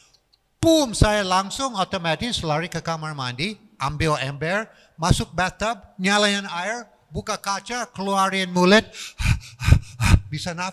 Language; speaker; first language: Indonesian; non-native, fluent; English